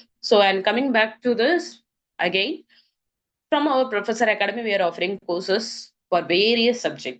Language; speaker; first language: English; non-native, local second language; Tamil